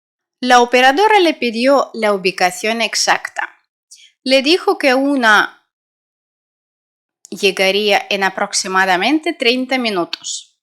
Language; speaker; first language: Spanish; non-native, fluent; Russian